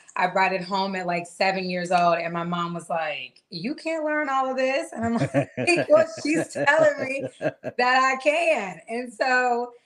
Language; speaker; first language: English; native; English